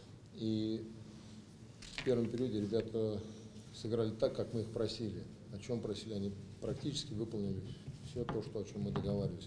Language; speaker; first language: Russian; native; Russian